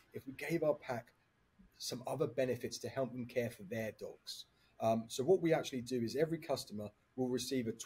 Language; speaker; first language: English; native; English